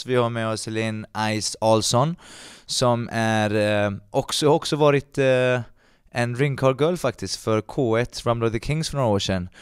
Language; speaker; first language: Swedish; native; Swedish